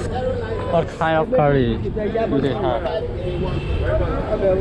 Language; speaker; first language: English; non-native, learner; Burmese